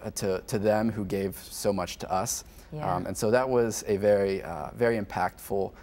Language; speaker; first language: English; native; English